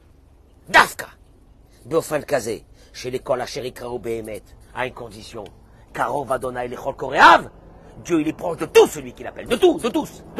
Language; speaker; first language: French; native; French